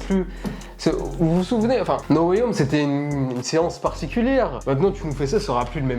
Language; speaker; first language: French; native; French